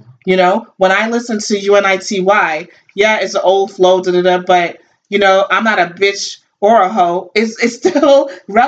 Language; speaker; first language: English; native; English